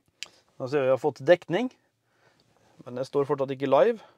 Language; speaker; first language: Norwegian; native; Norwegian